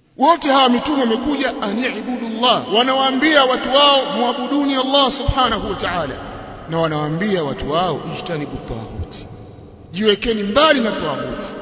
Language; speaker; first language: Swahili; native; Swahili